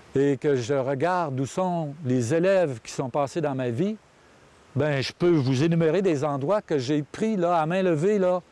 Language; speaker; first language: French; native; French